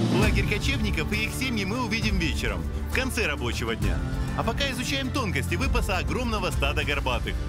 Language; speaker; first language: Russian; native; Russian